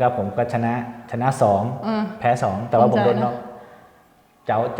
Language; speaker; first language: Thai; native; Thai